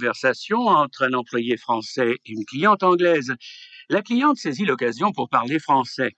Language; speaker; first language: French; native; French